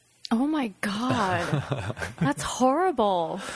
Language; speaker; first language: English; non-native, fluent; Japanese